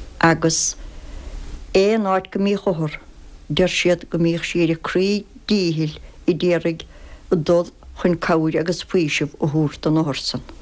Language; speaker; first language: Irish; native; Irish